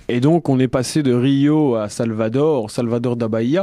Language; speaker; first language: French; native; French